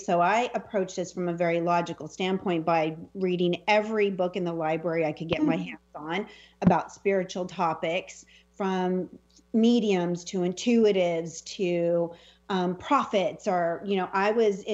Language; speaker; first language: English; native; English